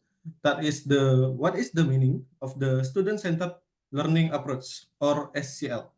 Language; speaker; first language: English; non-native, learner; Indonesian